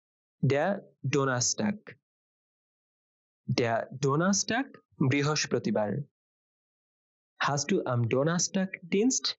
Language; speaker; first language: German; non-native, fluent; Bangla